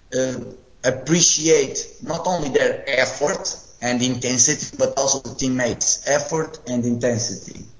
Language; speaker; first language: English; non-native, fluent; Portuguese